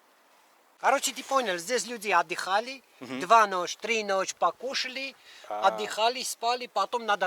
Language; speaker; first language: Russian; non-native, learner; Armenian